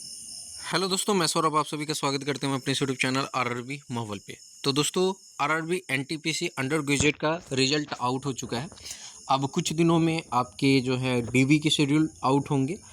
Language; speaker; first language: Hindi; native; Hindi